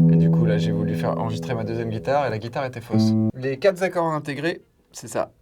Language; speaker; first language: French; native; French